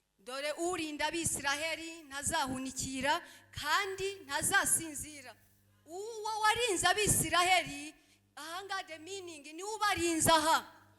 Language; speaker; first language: Kinyarwanda; early bilingual, heritage; Kinyarwanda